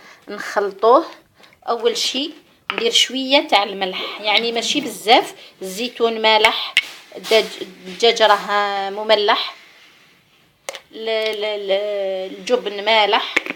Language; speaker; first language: Arabic; native; Arabic